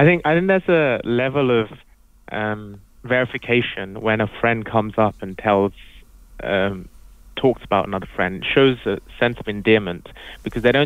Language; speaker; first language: English; native; English